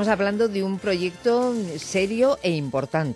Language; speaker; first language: Spanish; native; Spanish